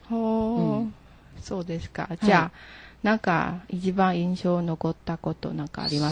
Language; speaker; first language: Japanese; non-native, learner; Chinese